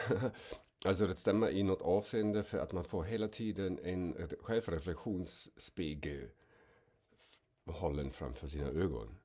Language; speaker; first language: Swedish; non-native, fluent; German